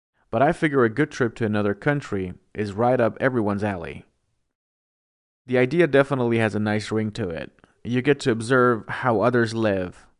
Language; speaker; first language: English; non-native, fluent; Persian